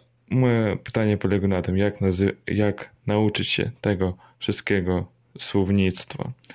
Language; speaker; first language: Polish; non-native, learner; Russian